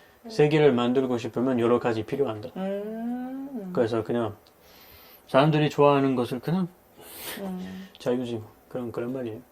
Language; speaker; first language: Korean; non-native, fluent; French